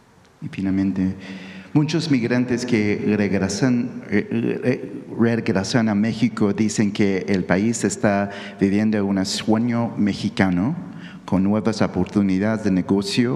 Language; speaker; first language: Spanish; early bilingual, heritage; English